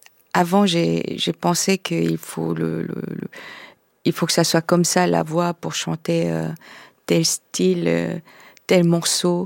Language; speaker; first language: French; non-native, fluent; Korean